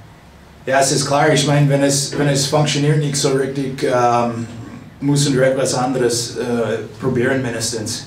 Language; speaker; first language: German; non-native, fluent; English